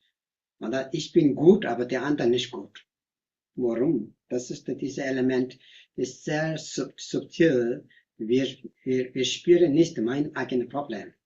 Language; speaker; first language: German; non-native, learner; Tibetan